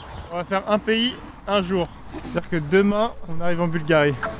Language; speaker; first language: French; native; French